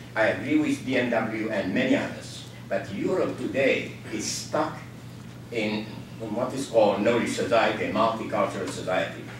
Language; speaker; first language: English; non-native, fluent; Norwegian